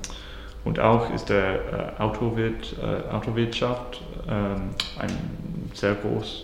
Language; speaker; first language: German; non-native, learner; English